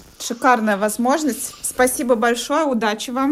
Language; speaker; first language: Russian; native; Russian